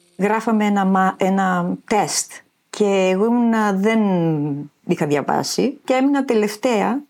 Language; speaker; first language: Greek; native; Greek